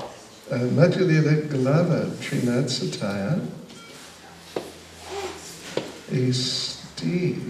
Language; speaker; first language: Russian; non-native, learner; English